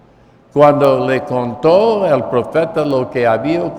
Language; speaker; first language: Spanish; non-native, fluent; English